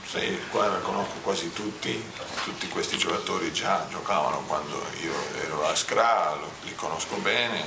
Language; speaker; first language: Italian; non-native, fluent; Spanish